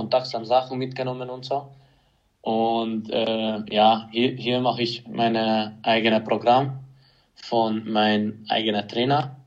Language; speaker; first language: German; non-native, fluent; Hungarian